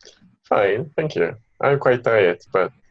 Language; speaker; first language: English; non-native, fluent; Polish